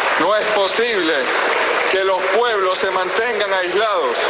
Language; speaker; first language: Spanish; native; Spanish